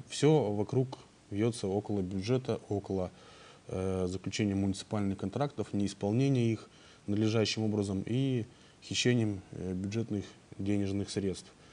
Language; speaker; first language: Russian; native; Russian